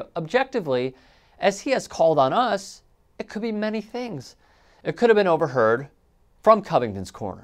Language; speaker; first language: English; native; English